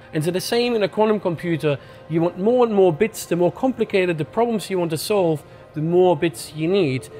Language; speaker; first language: English; non-native, fluent; German